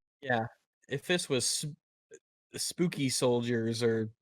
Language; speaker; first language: English; native; English